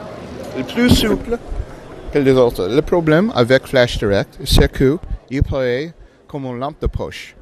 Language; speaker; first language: French; non-native, learner; English